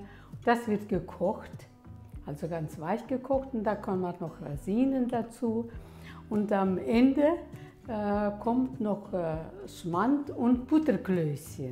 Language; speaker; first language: German; early bilingual, heritage; German